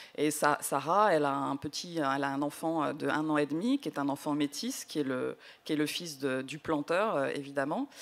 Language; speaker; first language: French; native; French